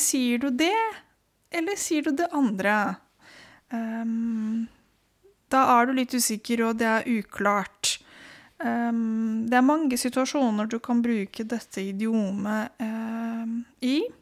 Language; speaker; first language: Norwegian; non-native, fluent; Spanish